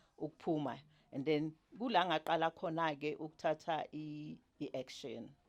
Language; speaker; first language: Zulu; native; Zulu